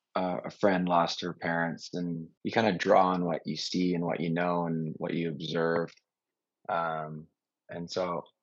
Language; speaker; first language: English; native; English